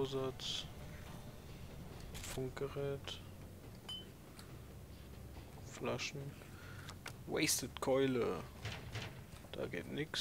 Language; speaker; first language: German; native; German